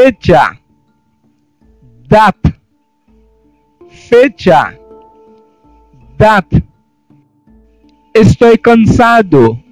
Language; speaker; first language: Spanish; non-native, fluent; Haitian Creole